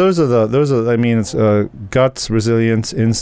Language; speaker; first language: English; native; English